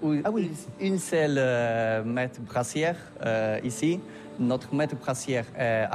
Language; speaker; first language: French; non-native, learner; Polish